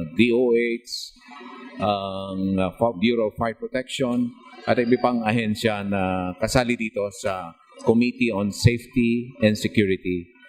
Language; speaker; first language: Filipino; non-native, local second language; Bikol